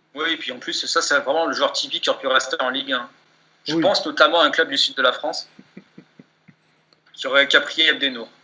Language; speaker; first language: French; native; French